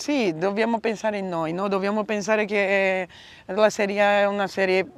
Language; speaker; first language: Italian; non-native, learner; Portuguese